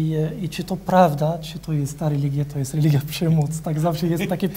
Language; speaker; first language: Polish; non-native, learner; Arabic